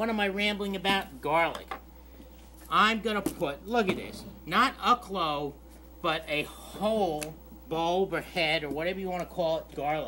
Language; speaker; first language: English; native; English